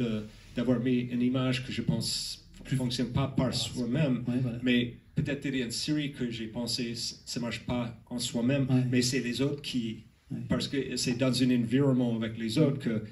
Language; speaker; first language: French; non-native, learner; English